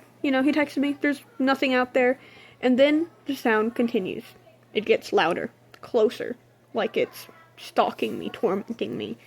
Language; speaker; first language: English; native; English